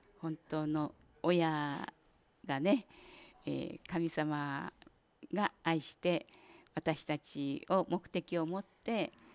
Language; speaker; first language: Japanese; native; Japanese